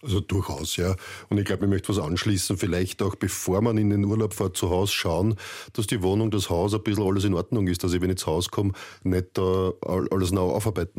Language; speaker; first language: German; native; German